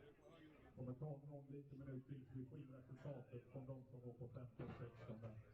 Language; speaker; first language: Swedish; native; Swedish